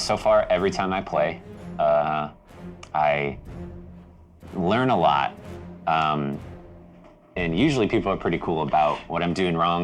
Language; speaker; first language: English; native; English